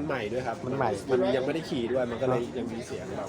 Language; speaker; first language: Thai; native; Thai